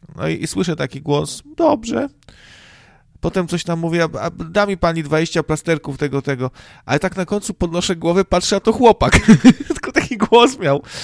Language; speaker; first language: Polish; native; Polish